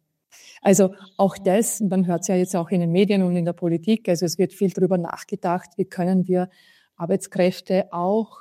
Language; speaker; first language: German; native; German